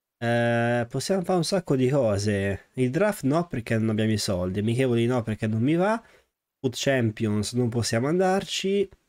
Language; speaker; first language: Italian; native; Italian